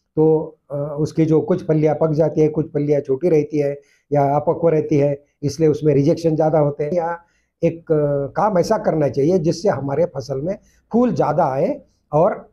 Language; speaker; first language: Hindi; non-native, local second language; Marathi